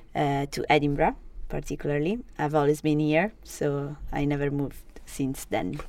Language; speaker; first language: English; non-native, fluent; Italian